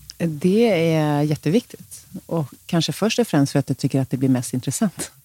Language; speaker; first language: Swedish; native; Swedish